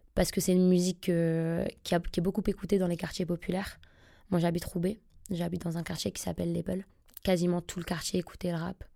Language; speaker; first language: French; native; French